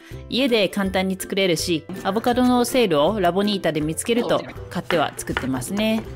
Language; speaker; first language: Japanese; native; Japanese